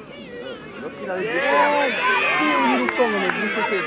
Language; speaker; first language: French; native; French